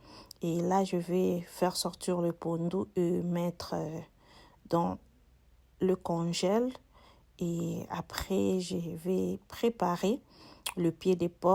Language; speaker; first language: French; non-native, local second language; Lingala